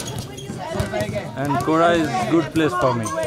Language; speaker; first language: English; non-native, learner; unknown